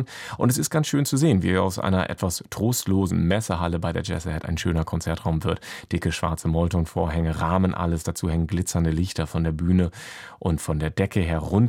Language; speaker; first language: German; native; German